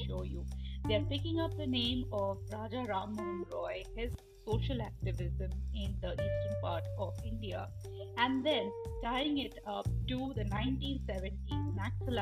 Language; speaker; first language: English; non-native, local second language; Bangla